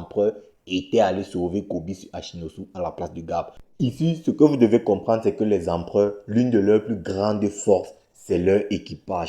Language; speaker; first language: French; native; French